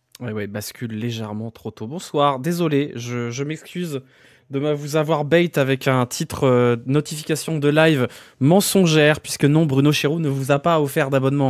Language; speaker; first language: French; native; French